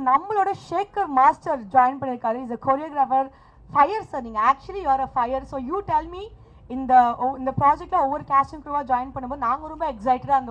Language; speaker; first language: Tamil; native; Tamil